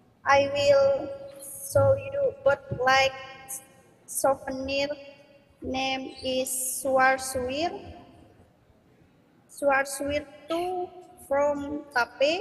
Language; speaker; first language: English; non-native, learner; Indonesian